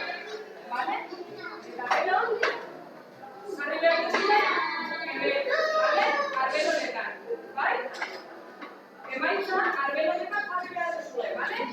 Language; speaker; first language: Basque; non-native, local second language; Spanish